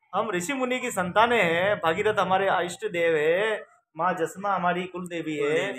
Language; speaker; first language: Hindi; native; Hindi